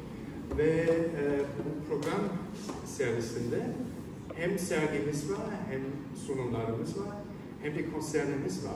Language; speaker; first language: Turkish; non-native, learner; Hungarian